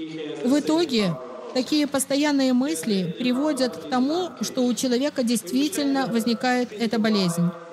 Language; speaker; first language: Russian; native; Russian